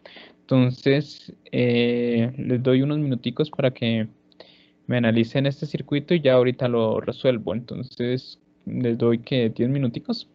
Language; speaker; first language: Spanish; native; Spanish